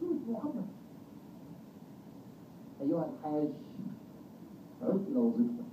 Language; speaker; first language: Arabic; native; Arabic